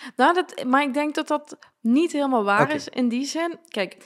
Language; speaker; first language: Dutch; native; Dutch